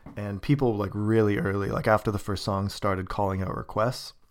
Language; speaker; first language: English; native; English